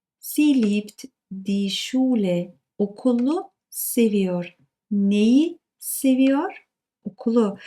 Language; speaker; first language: Turkish; native; Turkish